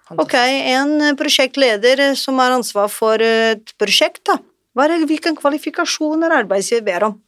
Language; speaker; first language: Norwegian; non-native, fluent; Portuguese